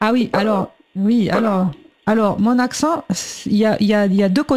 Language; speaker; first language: French; native; French